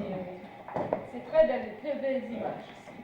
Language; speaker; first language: French; non-native, fluent; Serbian